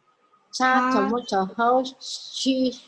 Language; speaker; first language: Chinese; non-native, learner; Indonesian